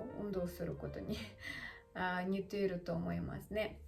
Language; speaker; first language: Japanese; non-native, learner; Russian